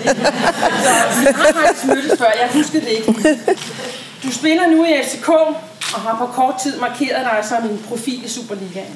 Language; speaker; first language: Danish; native; Danish